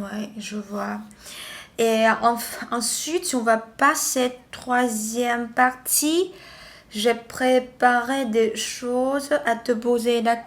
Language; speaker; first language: French; non-native, learner; Vietnamese